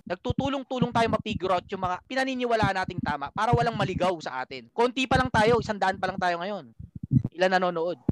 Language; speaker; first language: Filipino; native; Filipino